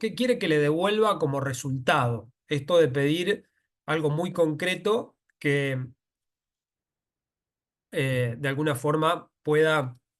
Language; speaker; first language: Spanish; native; Spanish